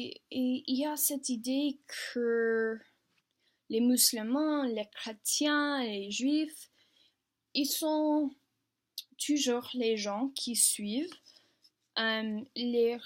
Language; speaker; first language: French; non-native, learner; English